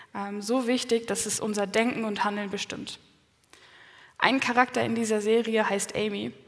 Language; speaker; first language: German; native; German